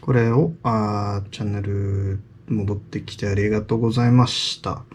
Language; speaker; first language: Japanese; non-native, learner; English